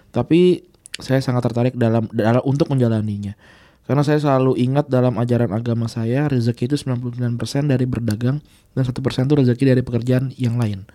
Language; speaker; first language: Indonesian; native; Indonesian